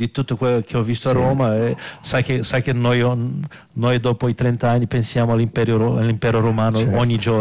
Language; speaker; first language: Italian; non-native, fluent; Portuguese